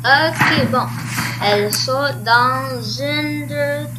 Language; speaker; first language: French; early bilingual, other home language; Korean